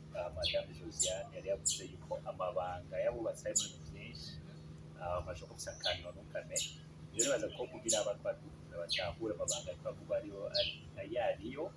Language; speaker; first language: Rundi; native; Rundi